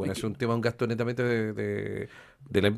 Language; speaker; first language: Spanish; native; Spanish